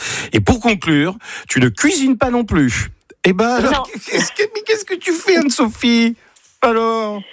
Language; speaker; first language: French; native; French